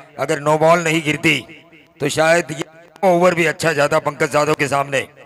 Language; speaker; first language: Hindi; non-native, local second language; Marathi